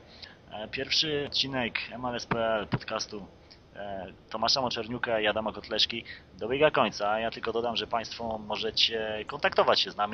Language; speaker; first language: Polish; native; Polish